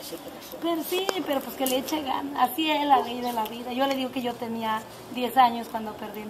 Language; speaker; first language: Spanish; native; Spanish